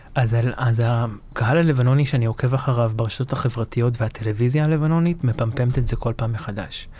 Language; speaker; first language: Hebrew; early bilingual, other home language; Arabic